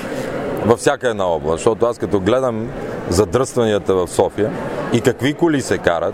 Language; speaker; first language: Bulgarian; native; Bulgarian